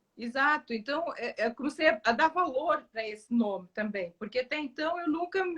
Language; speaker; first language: Portuguese; native; Portuguese